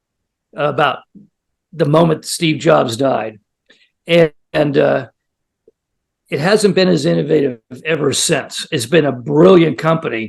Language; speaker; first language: English; native; English